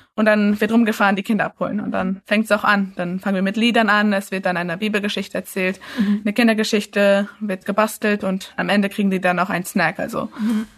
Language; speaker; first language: German; early bilingual, other home language; English